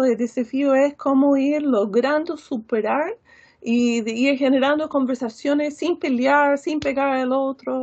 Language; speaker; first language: Spanish; non-native, fluent; English